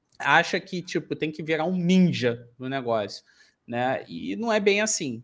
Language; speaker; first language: Portuguese; native; Portuguese